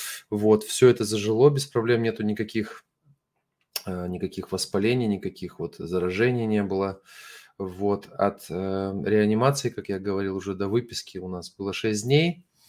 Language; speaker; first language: Russian; non-native, fluent; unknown